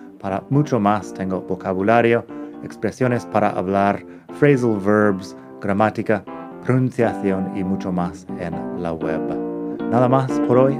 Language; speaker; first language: Spanish; non-native, fluent; English